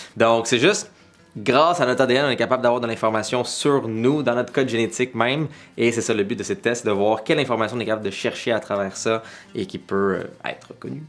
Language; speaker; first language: French; early bilingual, other home language; Arabic